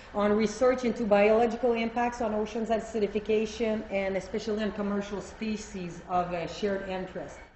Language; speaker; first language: English; non-native, fluent; French